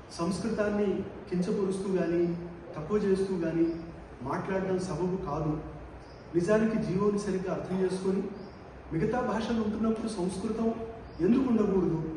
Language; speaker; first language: Telugu; native; Telugu